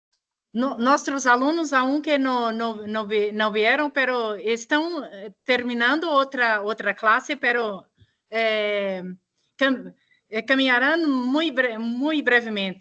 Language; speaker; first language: Spanish; non-native, learner; Portuguese